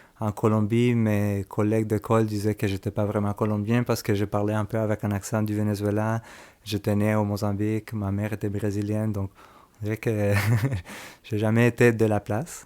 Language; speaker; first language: French; early bilingual, other home language; Spanish